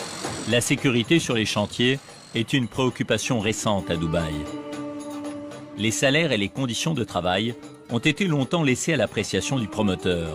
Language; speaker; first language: French; native; French